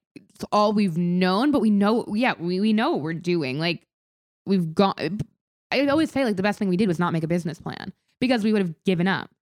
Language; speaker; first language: English; native; English